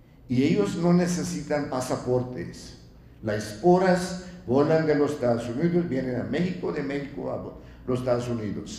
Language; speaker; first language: Spanish; non-native, fluent; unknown